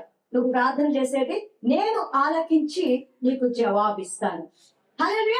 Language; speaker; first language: Telugu; native; Telugu